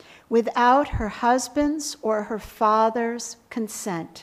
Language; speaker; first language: English; native; English